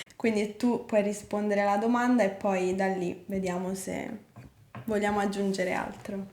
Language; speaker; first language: Italian; native; Italian